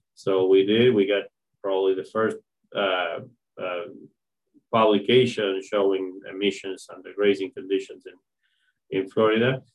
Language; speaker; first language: English; non-native, fluent; Spanish